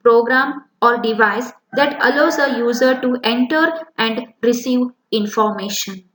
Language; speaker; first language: English; non-native, local second language; Kannada